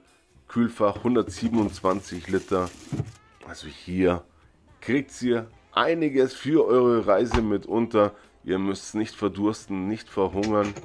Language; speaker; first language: German; native; German